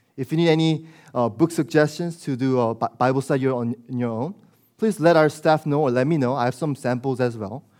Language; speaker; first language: English; early bilingual, other home language; Korean